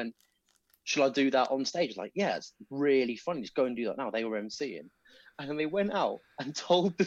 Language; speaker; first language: English; native; English